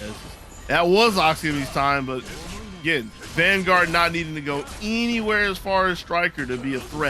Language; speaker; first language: English; native; English